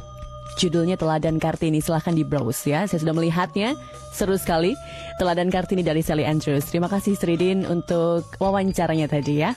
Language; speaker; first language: Indonesian; native; Indonesian